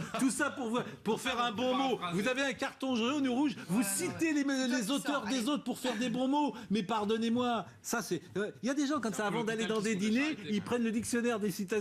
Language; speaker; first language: French; native; French